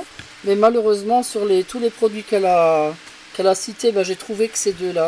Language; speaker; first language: French; native; French